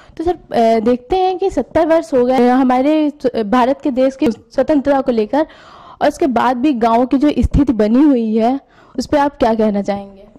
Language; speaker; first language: Hindi; native; Hindi